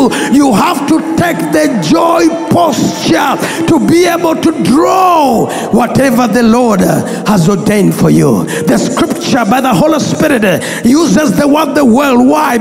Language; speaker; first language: English; non-native, local second language; Ganda